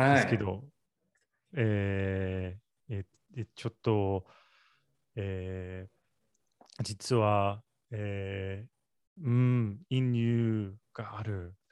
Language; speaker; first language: Japanese; non-native, learner; English